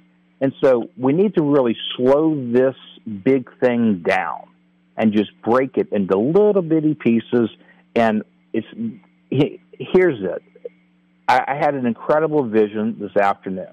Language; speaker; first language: English; native; English